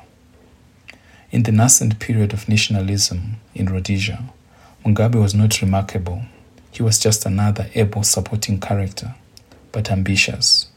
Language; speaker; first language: English; non-native, local second language; Shona